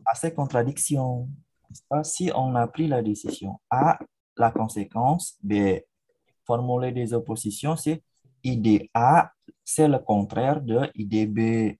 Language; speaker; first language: French; non-native, fluent; Indonesian